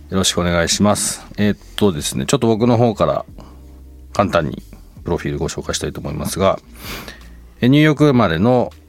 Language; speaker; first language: Japanese; native; Japanese